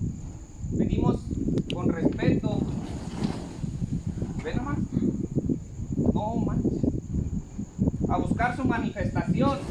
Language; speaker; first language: Spanish; native; Spanish